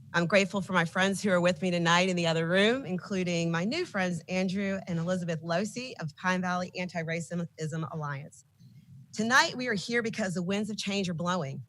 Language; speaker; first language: English; native; English